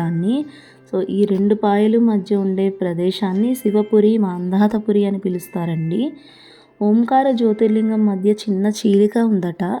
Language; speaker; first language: Telugu; native; Telugu